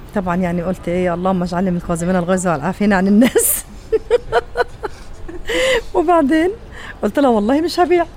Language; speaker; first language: Arabic; native; Arabic